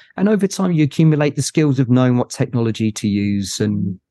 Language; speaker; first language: English; native; English